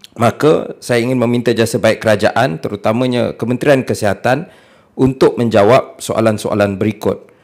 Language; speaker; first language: Malay; native; Malay